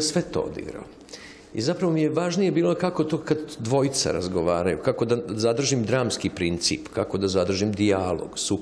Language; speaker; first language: Serbian; native; Serbian